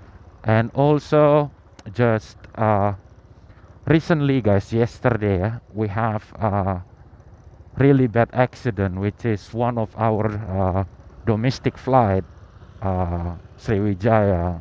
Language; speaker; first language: English; non-native, learner; Indonesian